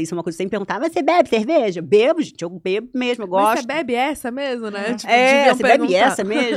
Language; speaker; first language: Portuguese; native; Portuguese